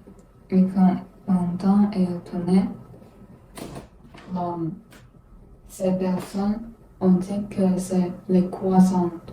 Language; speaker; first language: French; non-native, learner; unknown